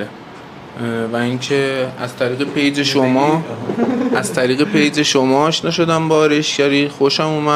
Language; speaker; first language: Persian; native; Persian